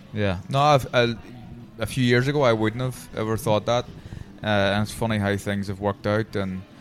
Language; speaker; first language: English; native; English